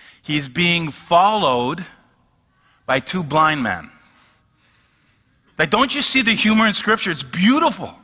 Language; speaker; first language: English; native; English